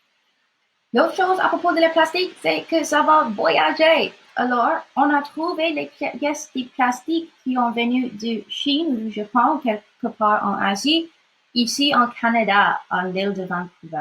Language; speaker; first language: French; non-native, local second language; English